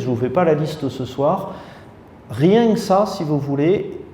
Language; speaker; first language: French; native; French